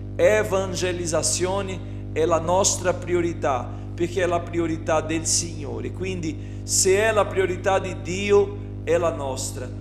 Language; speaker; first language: Italian; non-native, fluent; Portuguese